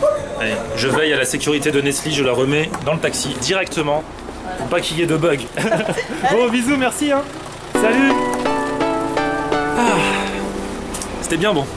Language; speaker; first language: French; native; French